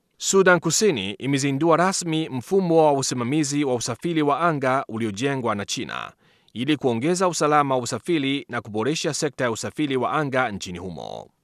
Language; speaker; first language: Swahili; non-native, fluent; Chinese